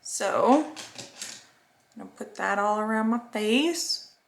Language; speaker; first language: English; native; English